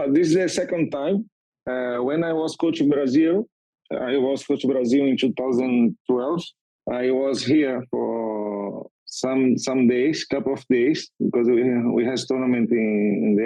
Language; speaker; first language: English; non-native, learner; Portuguese